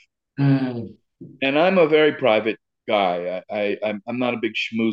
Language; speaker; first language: English; native; English